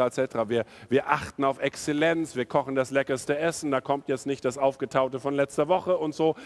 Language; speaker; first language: German; non-native, fluent; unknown